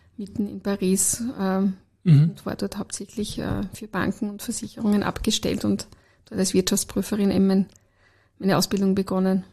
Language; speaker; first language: German; native; German